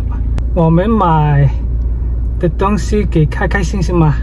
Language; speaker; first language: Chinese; non-native, learner; English